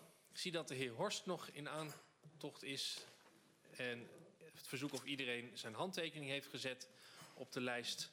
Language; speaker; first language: Dutch; native; Dutch